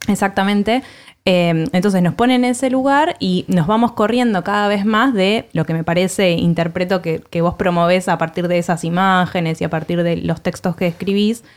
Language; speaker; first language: Spanish; native; Spanish